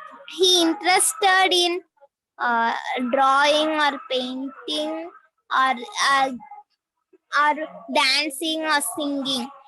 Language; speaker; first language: English; non-native, learner; Tamil